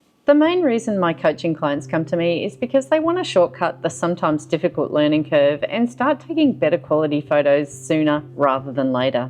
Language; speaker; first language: English; native; English